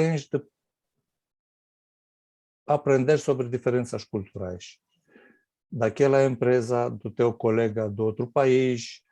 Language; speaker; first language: Portuguese; non-native, fluent; Romanian